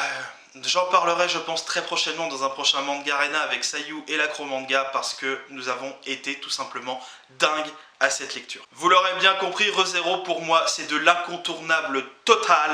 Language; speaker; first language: French; native; French